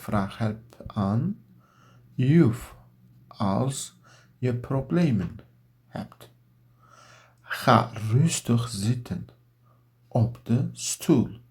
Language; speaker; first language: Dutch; non-native, learner; Turkish